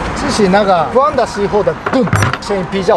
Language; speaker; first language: Chinese; non-native, fluent; Japanese